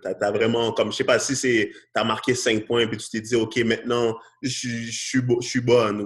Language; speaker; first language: French; native; French